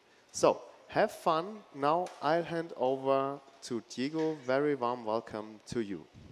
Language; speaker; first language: English; non-native, fluent; German